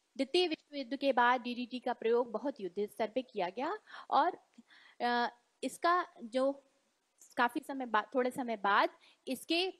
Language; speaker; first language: Hindi; native; Hindi